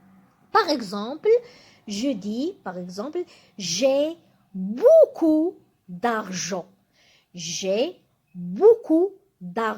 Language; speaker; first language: French; non-native, local second language; Arabic